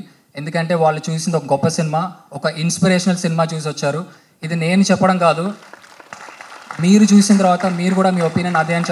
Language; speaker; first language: Telugu; native; Telugu